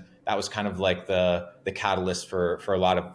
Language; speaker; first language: English; non-native, fluent; Spanish